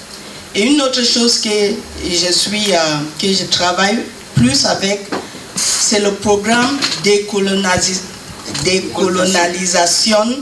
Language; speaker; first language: French; non-native, learner; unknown